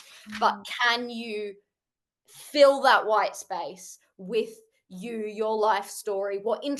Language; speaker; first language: English; native; English